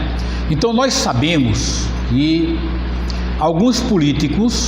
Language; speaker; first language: Portuguese; native; Portuguese